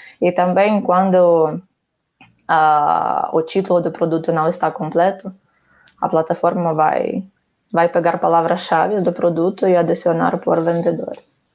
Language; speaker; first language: Portuguese; non-native, fluent; Ukrainian